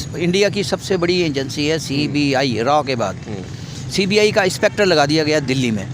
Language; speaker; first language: Urdu; non-native, local second language; Punjabi